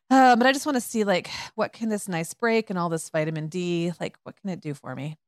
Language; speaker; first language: English; native; English